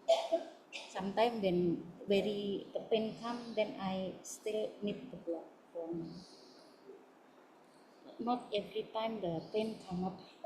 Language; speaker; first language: English; non-native, learner; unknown